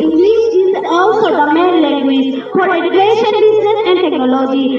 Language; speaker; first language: English; non-native, local second language; Bangla